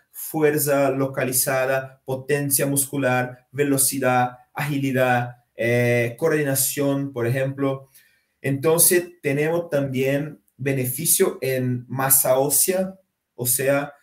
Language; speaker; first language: Spanish; non-native, fluent; Portuguese